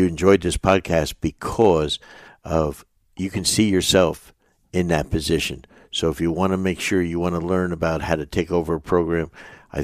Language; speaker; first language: English; native; English